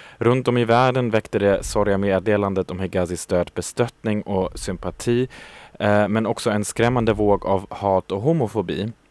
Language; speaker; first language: Swedish; non-native, fluent; German